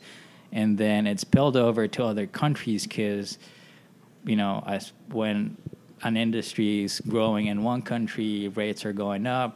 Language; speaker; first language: English; non-native, local second language; Filipino